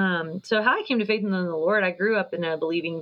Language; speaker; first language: English; native; English